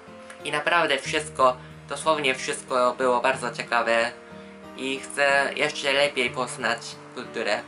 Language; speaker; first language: Polish; non-native, fluent; Japanese